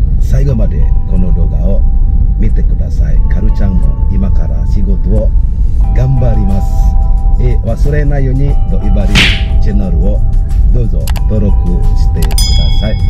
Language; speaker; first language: Japanese; non-native, fluent; Balinese